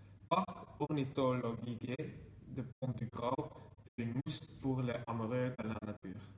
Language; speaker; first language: French; non-native, learner; Dutch